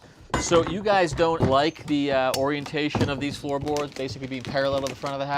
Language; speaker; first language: English; native; English